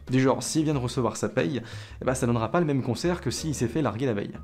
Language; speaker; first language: French; native; French